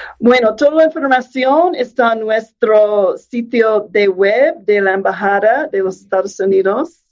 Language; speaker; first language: Spanish; non-native, fluent; English